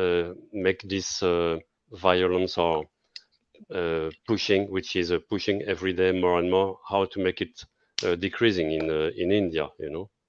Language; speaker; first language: English; non-native, fluent; French